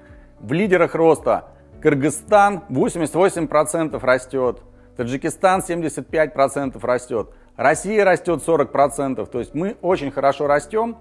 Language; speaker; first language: Russian; native; Russian